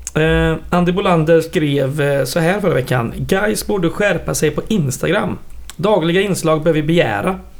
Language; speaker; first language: Swedish; native; Swedish